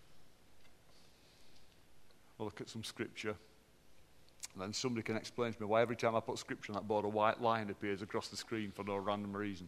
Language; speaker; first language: English; native; English